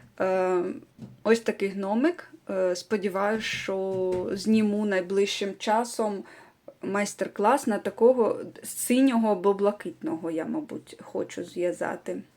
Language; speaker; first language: Ukrainian; non-native, local second language; Russian